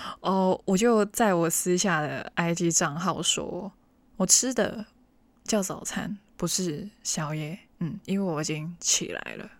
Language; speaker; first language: Chinese; non-native, local second language; Cantonese